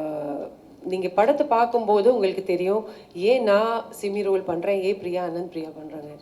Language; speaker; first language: Tamil; non-native, fluent; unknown